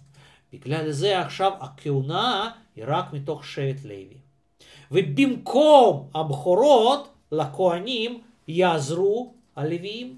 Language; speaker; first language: Hebrew; non-native, fluent; Russian